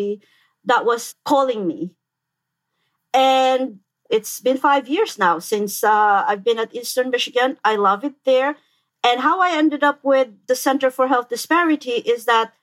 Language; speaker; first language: English; non-native, local second language; Filipino